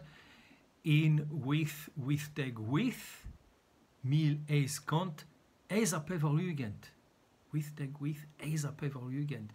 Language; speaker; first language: Welsh; native; Welsh